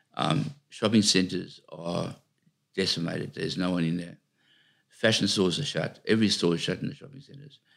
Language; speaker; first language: English; native; English